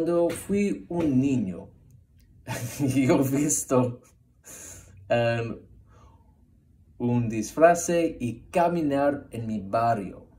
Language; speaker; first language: Spanish; non-native, learner; English